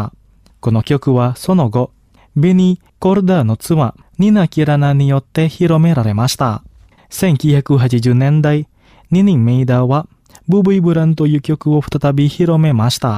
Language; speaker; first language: Japanese; non-native, fluent; Indonesian